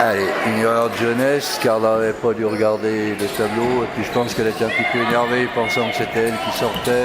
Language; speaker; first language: French; native; French